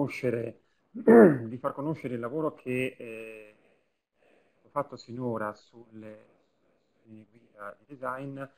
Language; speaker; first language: Italian; native; Italian